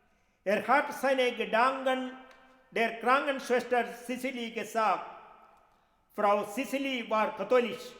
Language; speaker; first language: German; non-native, fluent; Malayalam